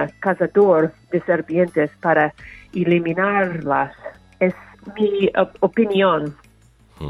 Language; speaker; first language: Spanish; non-native, learner; English